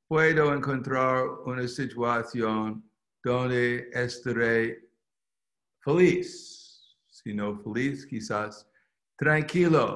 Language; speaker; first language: Spanish; non-native, fluent; English